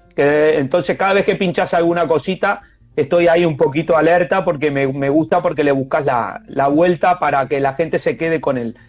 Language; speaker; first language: Spanish; native; Spanish